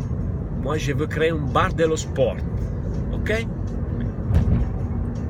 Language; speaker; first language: French; non-native, learner; Italian